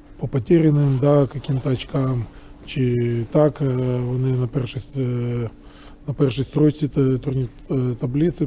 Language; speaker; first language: Ukrainian; non-native, local second language; Russian